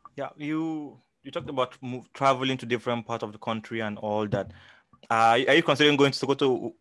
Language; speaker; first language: English; non-native, local second language; Hausa